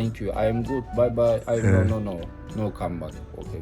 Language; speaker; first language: English; non-native, learner; Turkish